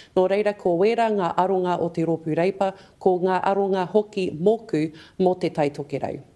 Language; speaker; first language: Māori; non-native, local second language; English